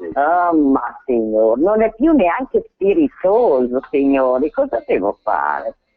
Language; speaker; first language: Italian; native; Italian